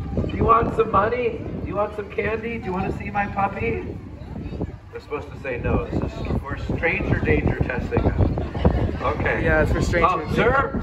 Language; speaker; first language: English; native; English